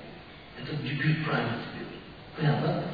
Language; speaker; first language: Russian; non-native, learner; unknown